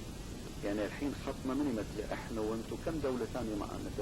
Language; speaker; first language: Arabic; native; Arabic